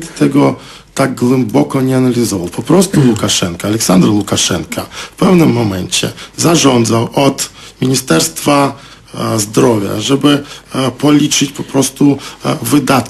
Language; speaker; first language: Polish; non-native, fluent; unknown